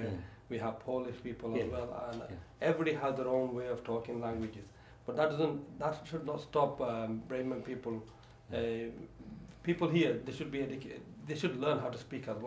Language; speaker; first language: English; native; English